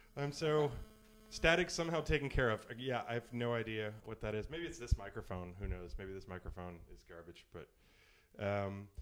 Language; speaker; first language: English; native; English